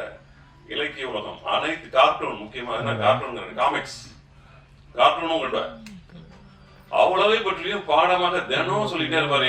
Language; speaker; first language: Tamil; native; Tamil